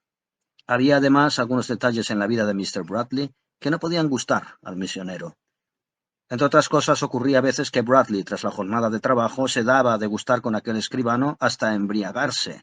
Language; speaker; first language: Spanish; native; Spanish